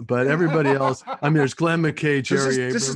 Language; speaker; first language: English; native; English